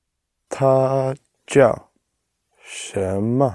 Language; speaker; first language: Chinese; non-native, learner; English